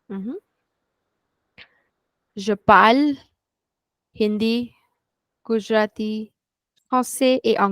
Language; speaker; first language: French; non-native, fluent; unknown